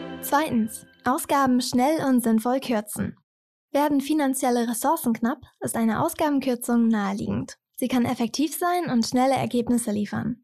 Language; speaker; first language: German; native; German